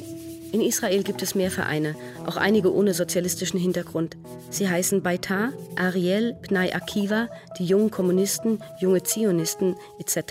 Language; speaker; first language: German; native; German